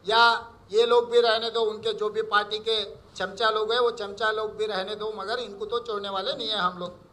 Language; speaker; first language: Hindi; non-native, local second language; Telugu